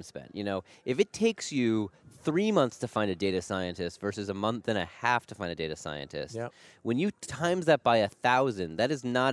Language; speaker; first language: English; native; English